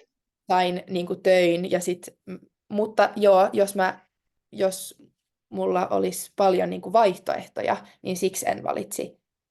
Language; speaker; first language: Finnish; non-native, local second language; Swedish